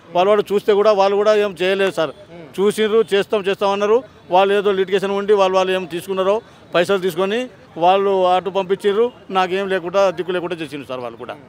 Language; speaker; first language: Telugu; non-native, local second language; Lambadi